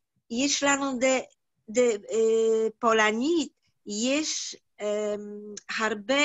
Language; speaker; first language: Hebrew; non-native, learner; Polish